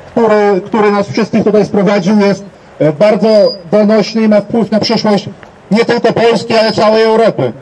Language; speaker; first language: Polish; native; Polish